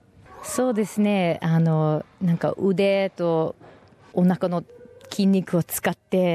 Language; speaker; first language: Japanese; non-native, fluent; English